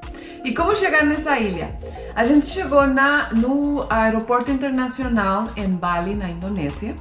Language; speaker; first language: Portuguese; non-native, fluent; Spanish